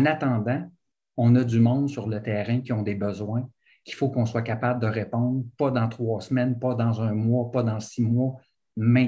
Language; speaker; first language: French; native; French